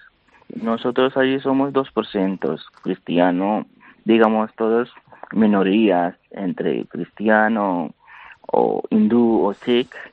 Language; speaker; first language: Spanish; non-native, learner; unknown